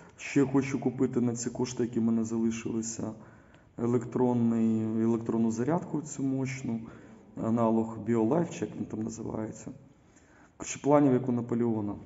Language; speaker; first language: Ukrainian; non-native, local second language; Russian